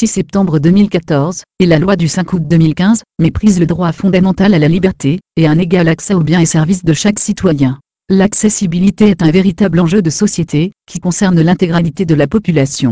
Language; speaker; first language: French; native; French